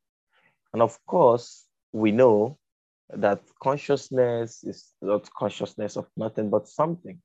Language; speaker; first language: English; non-native, local second language; Igbo